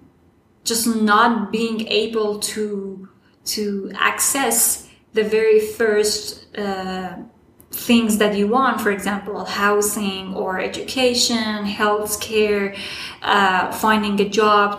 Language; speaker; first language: English; non-native, fluent; Persian